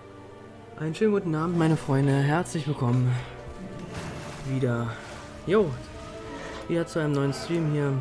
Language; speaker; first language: German; native; German